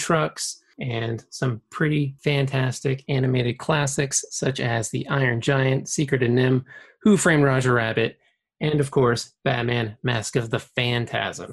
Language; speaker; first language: English; native; English